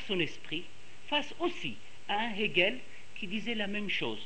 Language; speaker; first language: French; non-native, fluent; Persian